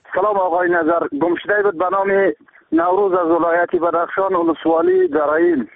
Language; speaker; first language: Persian; native; Persian